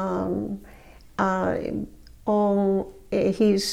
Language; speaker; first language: English; non-native, fluent; Spanish